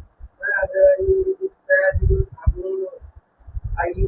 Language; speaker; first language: Arabic; non-native, learner; Bangla